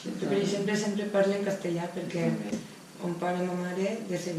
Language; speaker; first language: Catalan; non-native, local second language; Spanish